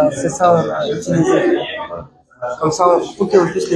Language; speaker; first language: French; non-native, fluent; Russian